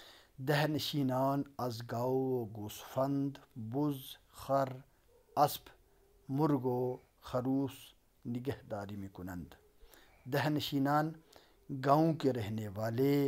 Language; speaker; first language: Persian; non-native, local second language; Urdu